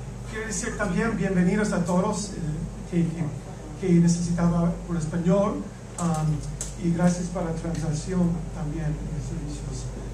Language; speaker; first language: Spanish; non-native, learner; English